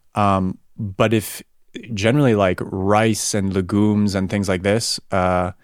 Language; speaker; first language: English; native; English